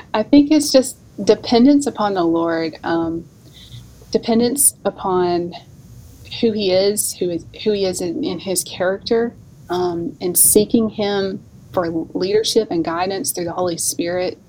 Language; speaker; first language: English; native; English